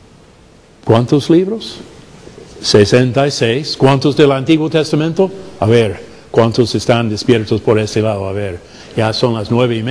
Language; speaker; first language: Spanish; non-native, fluent; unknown